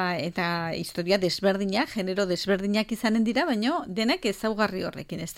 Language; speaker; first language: Basque; native; Basque